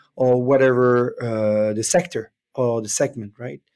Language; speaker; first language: English; non-native, fluent; French